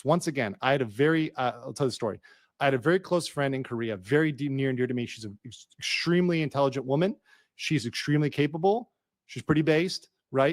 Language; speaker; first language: English; native; English